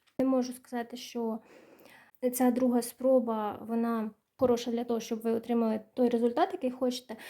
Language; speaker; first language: Ukrainian; non-native, local second language; Russian